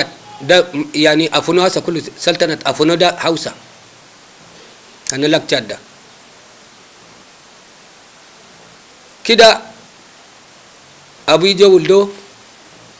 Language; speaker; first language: Arabic; non-native, local second language; Hausa